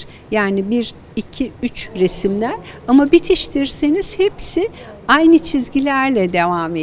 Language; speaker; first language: Turkish; native; Turkish